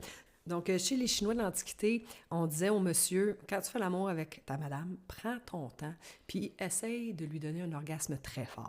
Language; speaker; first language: French; native; French